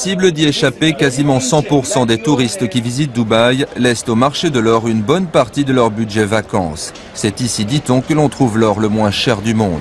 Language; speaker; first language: French; native; French